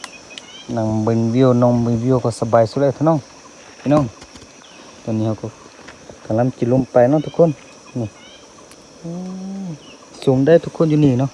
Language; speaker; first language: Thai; non-native, local second language; Lahu